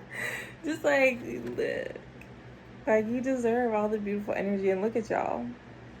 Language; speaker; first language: English; native; English